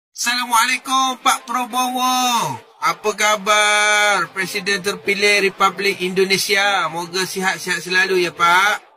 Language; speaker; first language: Malay; native; Malay